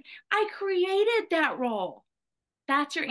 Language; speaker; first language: English; native; English